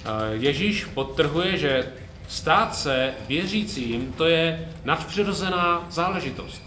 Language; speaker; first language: Czech; native; Czech